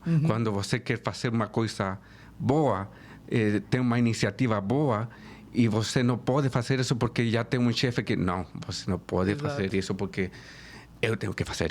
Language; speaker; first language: Portuguese; non-native, fluent; Spanish